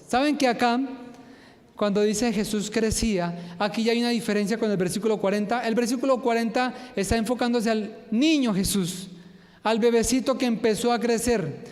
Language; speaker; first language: Spanish; native; Spanish